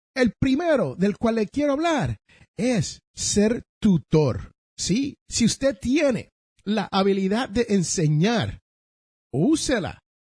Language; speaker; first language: Spanish; early bilingual, heritage; Spanish